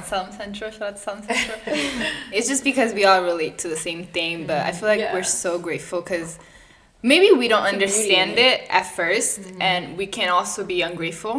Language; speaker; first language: English; non-native, fluent; Italian